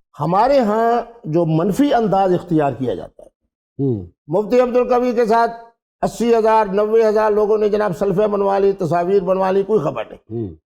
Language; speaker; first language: Urdu; non-native, local second language; Saraiki